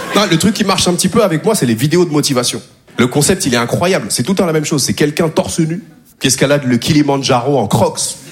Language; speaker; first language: French; native; French